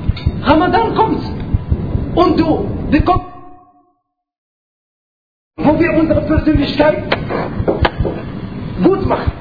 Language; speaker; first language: German; non-native, fluent; Arabic